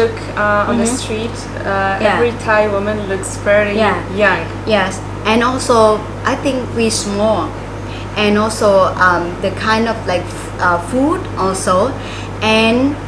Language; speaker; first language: English; non-native, learner; Thai